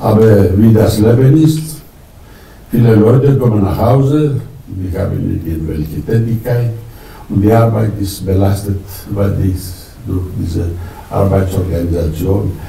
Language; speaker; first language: German; non-native, fluent; Greek